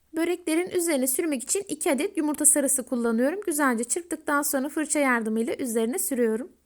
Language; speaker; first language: Turkish; native; Turkish